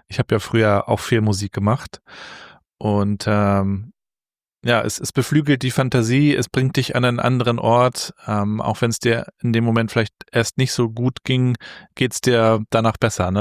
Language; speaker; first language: German; native; German